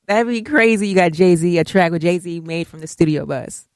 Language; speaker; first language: English; native; English